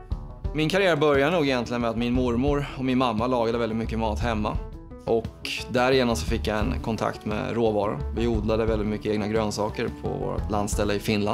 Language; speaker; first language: Swedish; native; Swedish